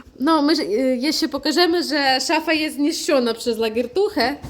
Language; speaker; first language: Polish; non-native, learner; Ukrainian